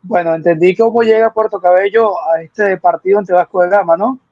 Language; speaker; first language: Spanish; native; Spanish